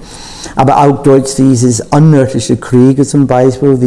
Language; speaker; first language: German; non-native, fluent; English